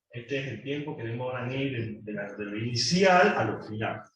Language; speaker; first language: Spanish; native; Spanish